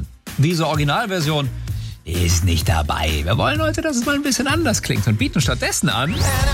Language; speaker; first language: German; native; German